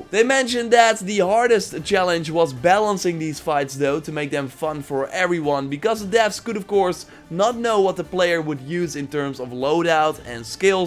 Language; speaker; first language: English; non-native, fluent; Dutch